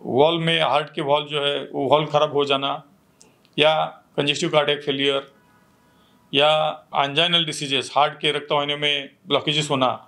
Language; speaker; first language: Hindi; non-native, local second language; Marathi